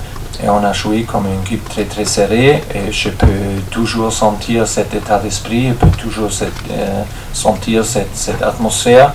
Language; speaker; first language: French; non-native, fluent; German